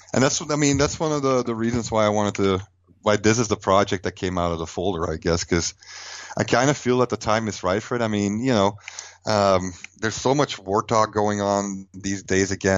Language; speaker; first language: English; non-native, fluent; Dutch